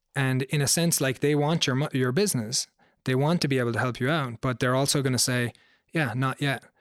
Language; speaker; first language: English; native; English